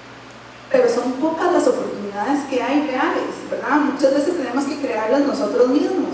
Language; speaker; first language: Spanish; native; Spanish